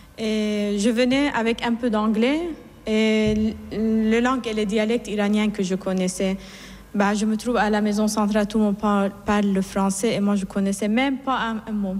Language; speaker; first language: French; non-native, fluent; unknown